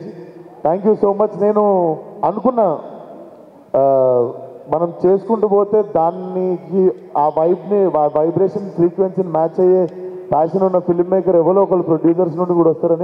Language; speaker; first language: Telugu; native; Telugu